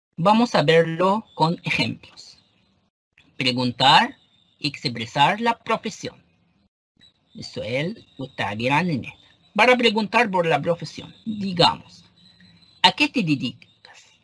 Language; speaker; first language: Spanish; non-native, fluent; Arabic